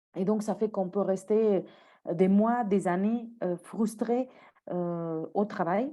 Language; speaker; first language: French; non-native, fluent; Spanish